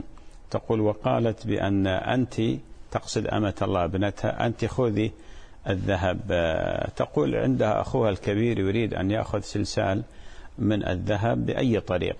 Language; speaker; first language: Arabic; native; Arabic